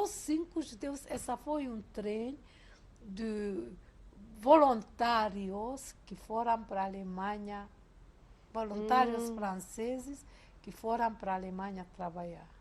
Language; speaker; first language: Portuguese; non-native, fluent; Hungarian